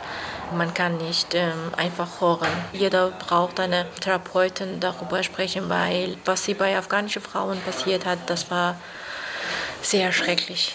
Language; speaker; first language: German; non-native, learner; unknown